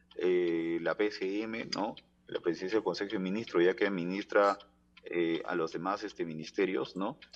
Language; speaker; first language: Spanish; native; Spanish